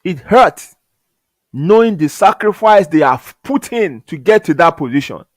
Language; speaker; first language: English; non-native, local second language; Yoruba